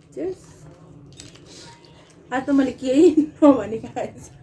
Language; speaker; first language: Nepali; native; Nepali